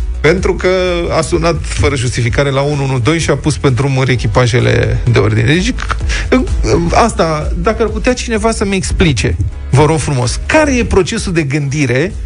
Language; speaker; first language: Romanian; native; Romanian